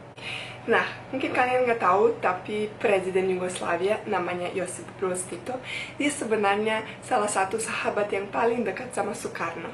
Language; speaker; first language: Indonesian; non-native, fluent; Bosnian